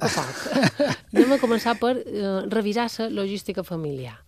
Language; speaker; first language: Catalan; native; Catalan